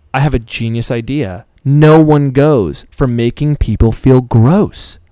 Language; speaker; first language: English; early bilingual, other home language; Persian